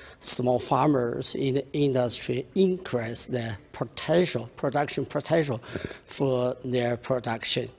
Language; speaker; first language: English; non-native, learner; Chinese